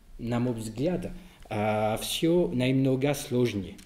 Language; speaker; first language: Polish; non-native, learner; French